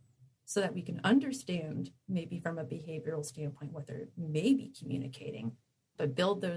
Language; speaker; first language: English; native; English